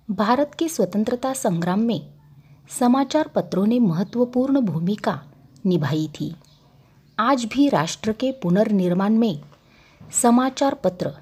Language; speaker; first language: Hindi; non-native, local second language; Marathi